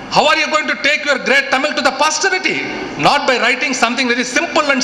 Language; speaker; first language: English; non-native, local second language; Tamil